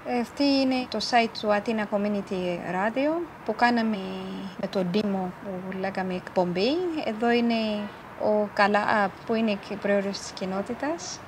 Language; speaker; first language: Greek; non-native, fluent; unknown